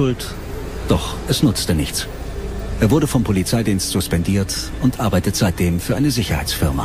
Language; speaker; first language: German; native; German